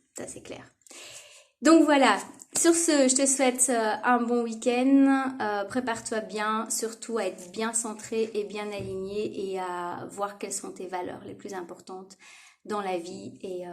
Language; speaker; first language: French; native; French